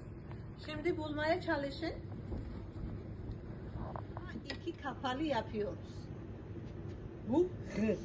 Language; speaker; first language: Turkish; non-native, fluent; Georgian